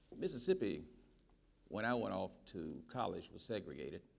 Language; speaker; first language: English; native; English